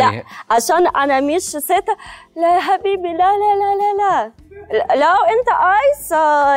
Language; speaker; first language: Arabic; non-native, learner; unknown